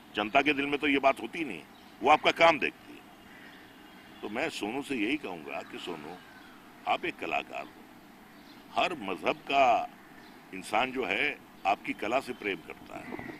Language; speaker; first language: Hindi; native; Hindi